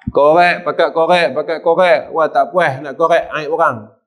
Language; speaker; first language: Malay; native; Malay